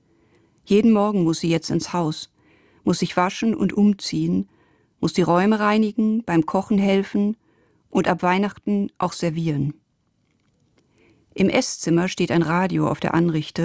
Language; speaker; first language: German; native; German